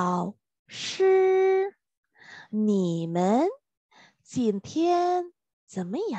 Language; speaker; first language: Chinese; non-native, fluent; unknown